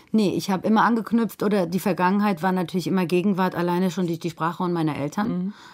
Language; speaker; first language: German; early bilingual, other home language; Persian